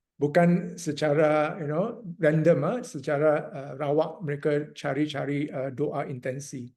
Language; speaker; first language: Malay; non-native, local second language; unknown